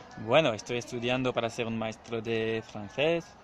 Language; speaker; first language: Spanish; non-native, learner; French